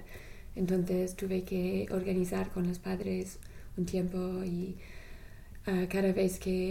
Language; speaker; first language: Spanish; non-native, fluent; English